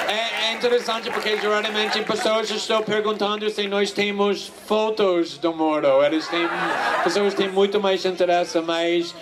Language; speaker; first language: Portuguese; non-native, fluent; English